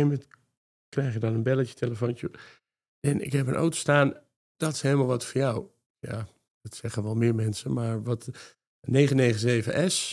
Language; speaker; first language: Dutch; native; Dutch